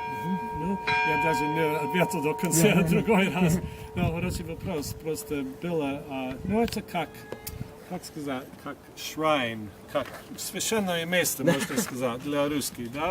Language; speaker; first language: Russian; non-native, fluent; English